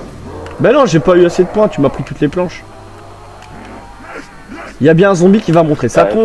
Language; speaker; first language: French; native; French